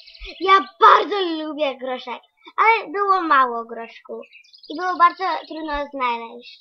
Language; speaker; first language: Polish; early bilingual, heritage; Polish